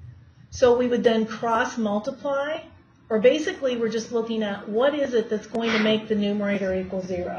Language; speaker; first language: English; native; English